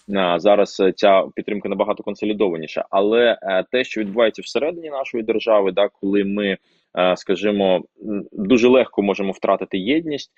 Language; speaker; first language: Ukrainian; non-native, local second language; Russian